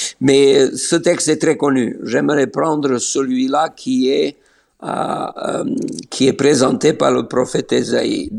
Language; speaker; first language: French; non-native, fluent; Slovenian